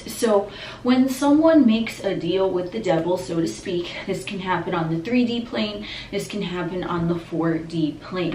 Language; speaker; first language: English; native; English